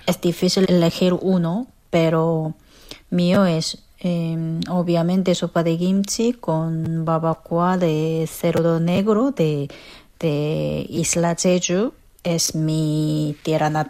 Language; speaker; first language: Spanish; non-native, fluent; Korean